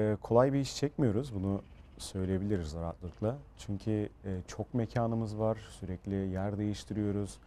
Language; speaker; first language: Turkish; early bilingual, heritage; Turkish